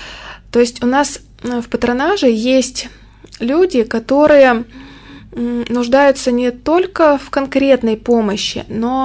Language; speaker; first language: Russian; native; Russian